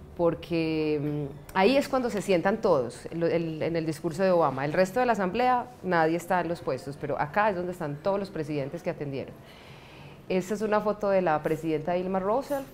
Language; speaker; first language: Spanish; native; Spanish